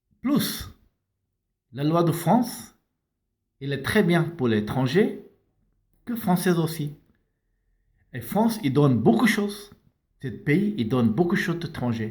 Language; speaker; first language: French; non-native, learner; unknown